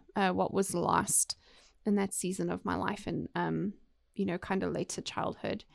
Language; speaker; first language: English; native; English